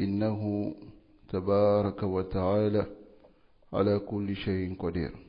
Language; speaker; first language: Arabic; non-native, fluent; French